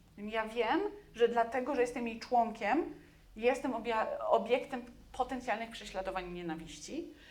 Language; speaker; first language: Polish; native; Polish